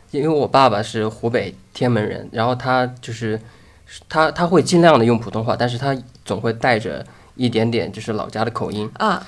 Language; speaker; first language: Chinese; native; Chinese